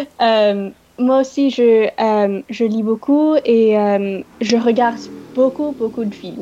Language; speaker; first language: French; non-native, learner; English